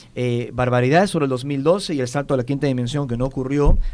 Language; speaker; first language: Spanish; native; Spanish